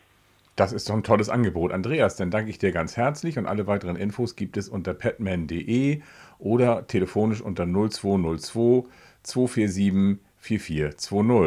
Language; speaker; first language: German; native; German